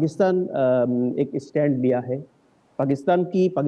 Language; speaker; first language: Hindi; non-native, learner; Bangla